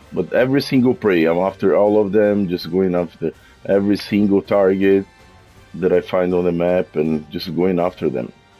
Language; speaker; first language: English; non-native, fluent; Portuguese